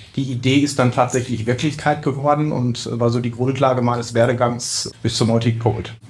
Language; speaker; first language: German; native; German